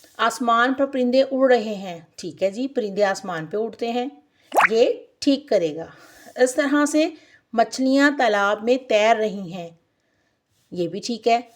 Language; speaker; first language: Urdu; native; Urdu